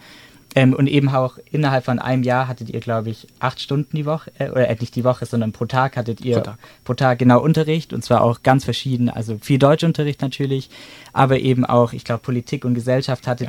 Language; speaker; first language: German; native; German